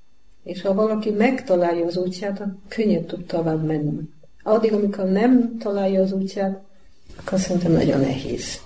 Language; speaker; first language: Hungarian; non-native, learner; Polish